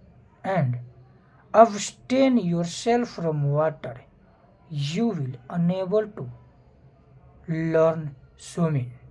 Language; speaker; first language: English; non-native, fluent; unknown